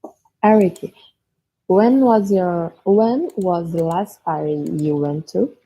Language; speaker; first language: English; non-native, learner; Portuguese